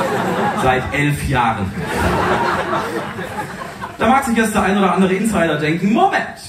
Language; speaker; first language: German; native; German